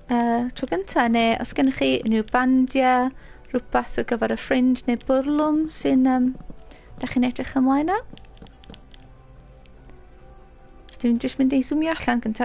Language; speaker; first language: Welsh; native; Welsh